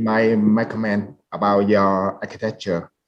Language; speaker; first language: English; non-native, fluent; Vietnamese